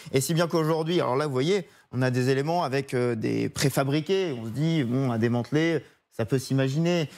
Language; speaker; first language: French; native; French